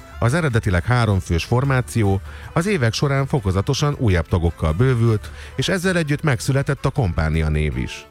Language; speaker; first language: Hungarian; native; Hungarian